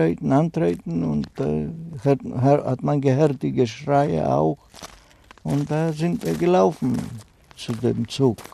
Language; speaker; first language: German; non-native, fluent; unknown